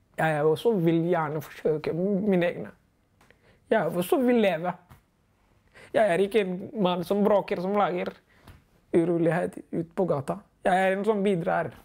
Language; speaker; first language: Norwegian; non-native, fluent; Somali